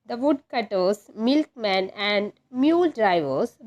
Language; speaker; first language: English; non-native, local second language; Malayalam